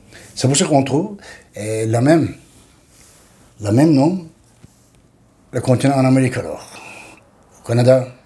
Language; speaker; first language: French; non-native, learner; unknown